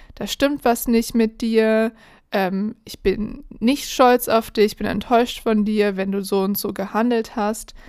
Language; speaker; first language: German; native; German